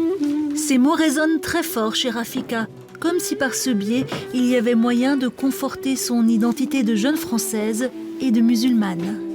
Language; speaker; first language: French; native; French